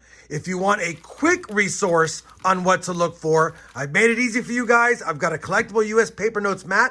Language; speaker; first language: English; native; English